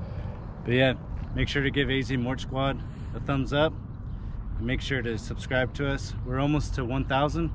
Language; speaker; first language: English; native; English